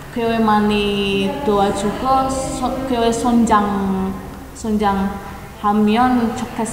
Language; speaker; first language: Korean; non-native, learner; Indonesian